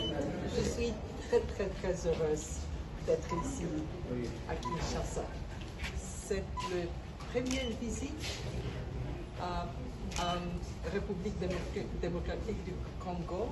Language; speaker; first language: French; non-native, learner; Bulgarian